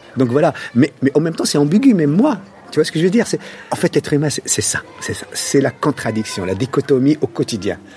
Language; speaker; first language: French; non-native, local second language; Arabic